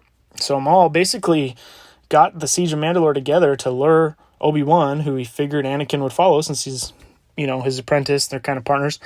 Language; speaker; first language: English; native; English